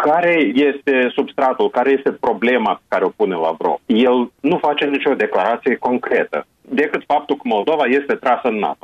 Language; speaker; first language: Romanian; native; Romanian